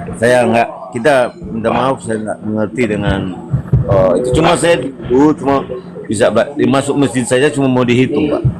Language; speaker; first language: Indonesian; non-native, local second language; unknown